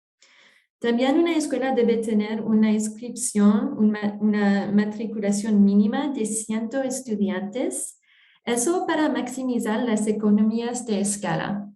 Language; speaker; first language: Spanish; non-native, fluent; French